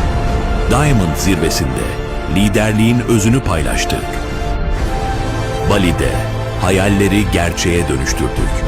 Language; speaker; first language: Turkish; native; Turkish